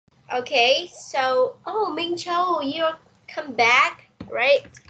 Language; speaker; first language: English; non-native, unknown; Vietnamese